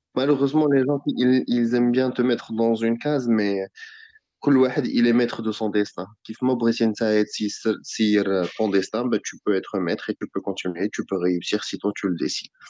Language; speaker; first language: French; non-native, local second language; Arabic